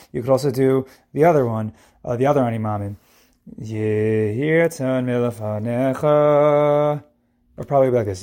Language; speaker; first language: English; native; English